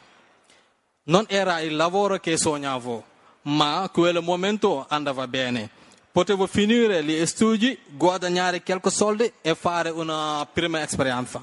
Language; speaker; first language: Italian; non-native, learner; Wolof